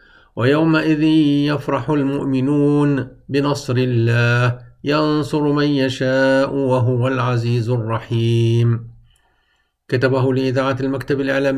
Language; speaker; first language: Arabic; native; Arabic